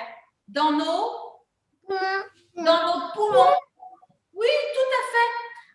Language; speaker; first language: French; native; French